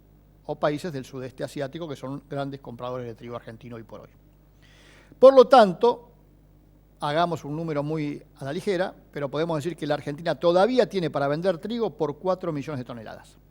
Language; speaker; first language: Spanish; native; Spanish